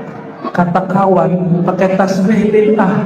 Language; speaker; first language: Indonesian; native; Indonesian